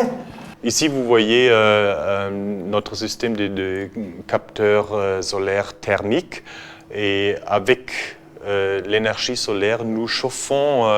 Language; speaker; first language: French; non-native, learner; German